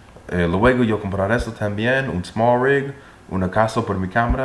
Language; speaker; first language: Spanish; non-native, learner; English